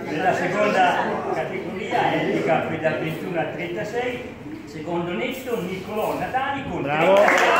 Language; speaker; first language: Italian; native; Italian